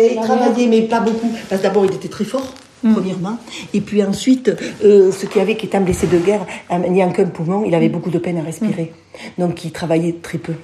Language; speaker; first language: French; native; French